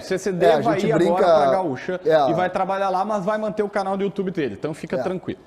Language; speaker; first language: Portuguese; native; Portuguese